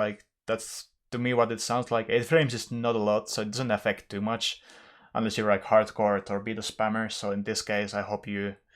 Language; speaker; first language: English; non-native, fluent; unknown